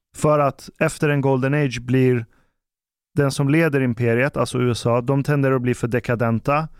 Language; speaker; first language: Swedish; early bilingual, other home language; Persian